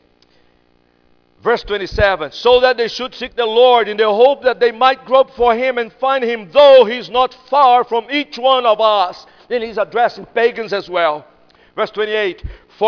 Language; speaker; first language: English; non-native, fluent; Portuguese